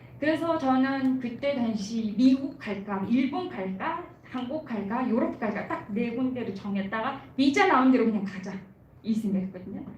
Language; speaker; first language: Korean; non-native, fluent; Mongolian